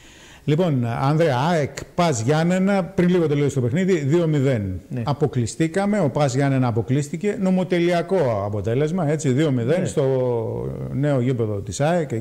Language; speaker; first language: Greek; native; Greek